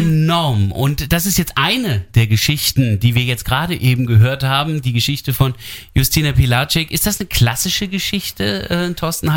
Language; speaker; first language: German; native; German